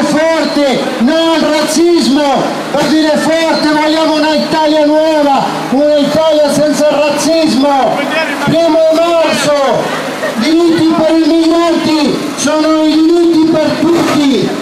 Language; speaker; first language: Italian; non-native, fluent; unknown